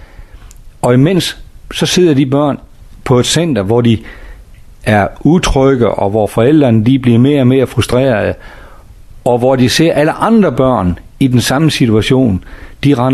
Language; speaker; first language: Danish; native; Danish